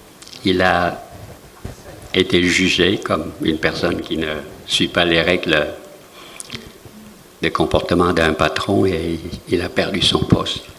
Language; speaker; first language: French; non-native, fluent; Vietnamese